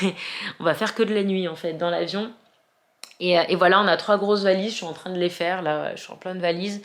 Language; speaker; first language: French; native; French